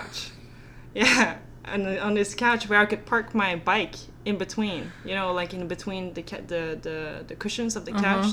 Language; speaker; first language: English; non-native, fluent; Dutch